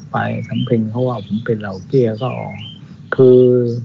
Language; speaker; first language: Thai; native; Thai